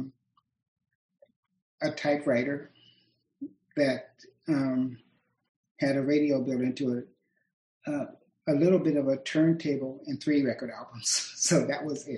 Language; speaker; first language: English; native; English